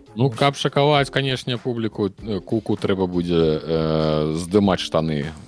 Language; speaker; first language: Belarusian; non-native, local second language; Russian